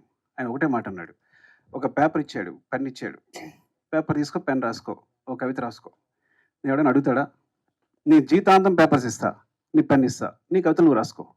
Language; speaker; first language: Telugu; native; Telugu